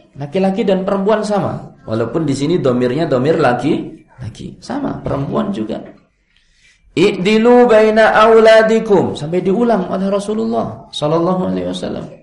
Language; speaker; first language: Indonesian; non-native, local second language; Javanese